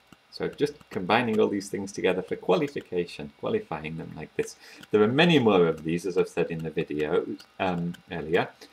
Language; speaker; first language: English; native; English